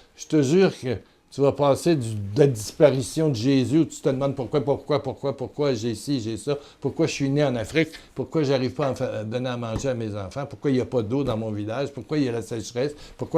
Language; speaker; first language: French; native; French